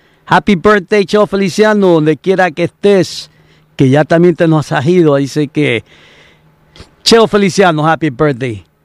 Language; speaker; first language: Spanish; native; Spanish